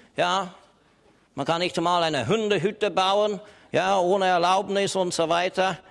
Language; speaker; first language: German; non-native, fluent; English